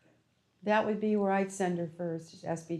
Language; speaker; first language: English; native; English